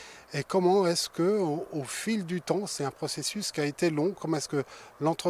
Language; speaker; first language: French; native; French